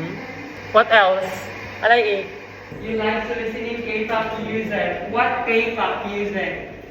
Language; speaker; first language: English; non-native, fluent; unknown